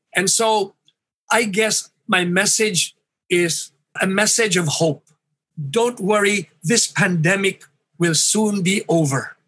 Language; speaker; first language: English; non-native, local second language; Hiligaynon